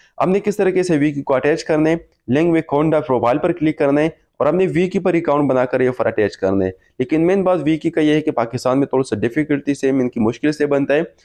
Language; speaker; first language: Urdu; non-native, local second language; Pashto